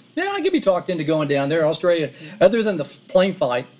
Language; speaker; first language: English; native; English